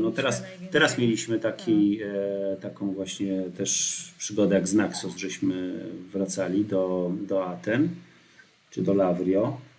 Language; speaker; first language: Polish; native; Polish